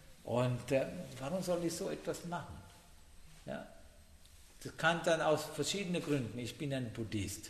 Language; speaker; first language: German; non-native, learner; Sinhala